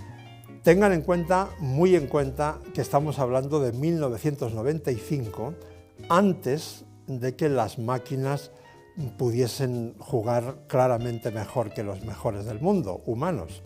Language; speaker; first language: Spanish; native; Spanish